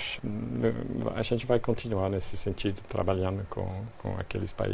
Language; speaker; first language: Portuguese; non-native, fluent; French